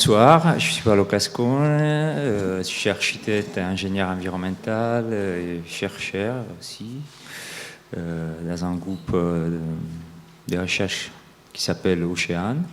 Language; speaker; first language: French; non-native, fluent; Italian